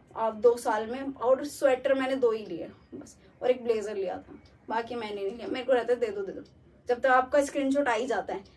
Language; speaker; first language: Hindi; native; Hindi